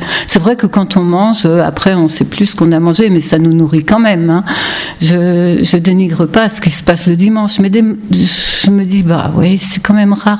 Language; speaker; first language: French; native; French